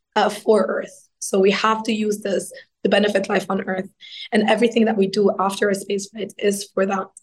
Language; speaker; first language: English; non-native, fluent; Arabic